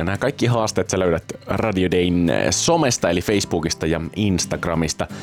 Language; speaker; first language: Finnish; native; Finnish